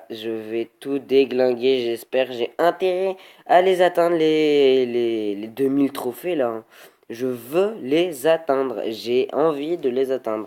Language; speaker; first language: French; native; French